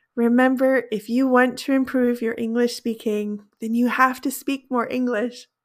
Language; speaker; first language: English; native; English